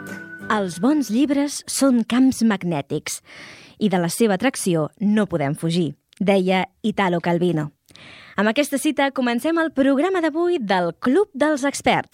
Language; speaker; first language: Catalan; native; Catalan